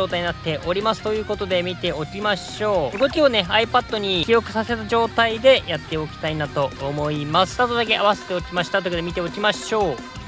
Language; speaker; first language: Japanese; native; Japanese